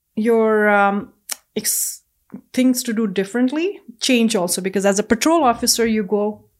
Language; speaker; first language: English; non-native, local second language; Punjabi